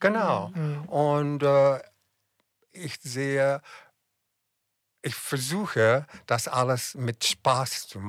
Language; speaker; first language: German; non-native, fluent; English